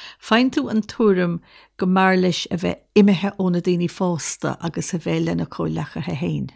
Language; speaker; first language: Irish; native; Irish